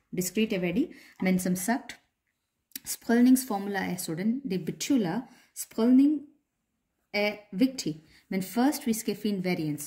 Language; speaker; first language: Danish; non-native, fluent; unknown